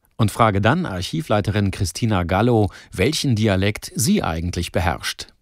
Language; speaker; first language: German; native; German